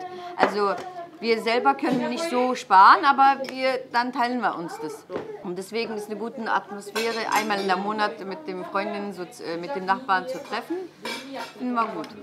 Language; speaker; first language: German; non-native, fluent; Turkish